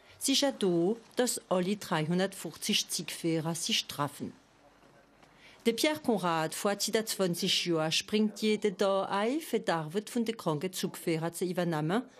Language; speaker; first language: German; non-native, local second language; French